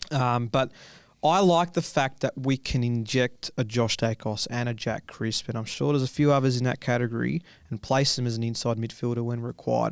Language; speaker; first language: English; native; English